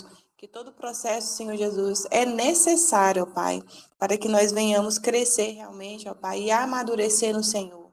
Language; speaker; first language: Portuguese; native; Portuguese